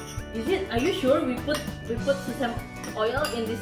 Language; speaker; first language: English; non-native, fluent; Indonesian